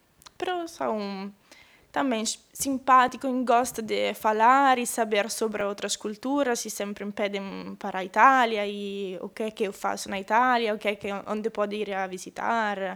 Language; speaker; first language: Portuguese; non-native, learner; Italian